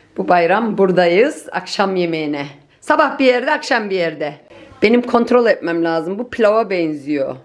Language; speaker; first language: Turkish; early bilingual, heritage; Turkish